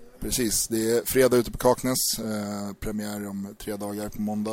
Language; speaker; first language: Swedish; native; Swedish